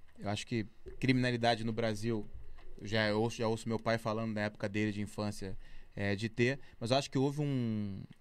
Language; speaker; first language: Portuguese; native; Portuguese